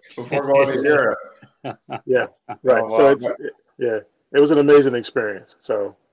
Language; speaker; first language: English; native; English